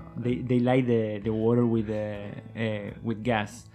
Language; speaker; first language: English; non-native, learner; Spanish